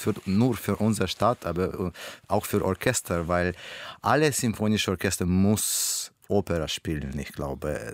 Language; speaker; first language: German; non-native, learner; Russian